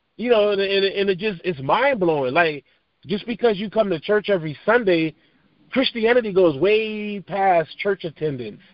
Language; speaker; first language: English; native; English